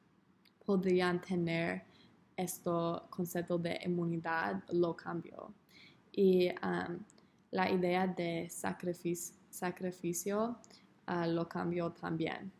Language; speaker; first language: Spanish; non-native, learner; English